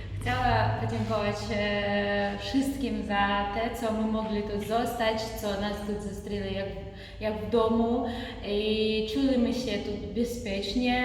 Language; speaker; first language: Polish; non-native, learner; Ukrainian